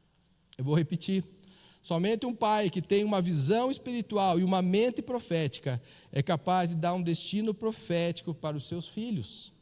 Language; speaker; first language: Portuguese; native; Portuguese